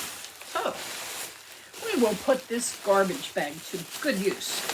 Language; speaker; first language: English; native; English